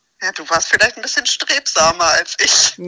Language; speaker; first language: German; native; German